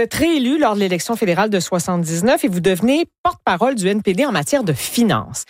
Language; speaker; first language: French; native; French